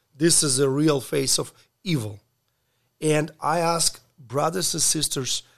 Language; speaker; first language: English; non-native, learner; Ukrainian